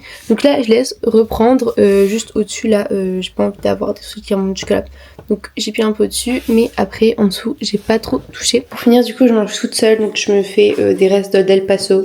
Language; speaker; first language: French; native; French